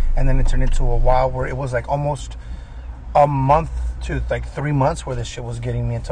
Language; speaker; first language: English; early bilingual, other home language; Spanish